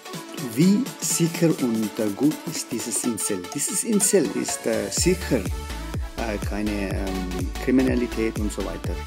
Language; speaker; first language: German; non-native, learner; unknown